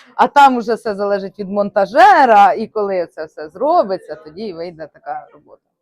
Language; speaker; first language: Ukrainian; native; Ukrainian